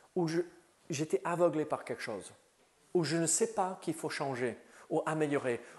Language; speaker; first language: French; native; French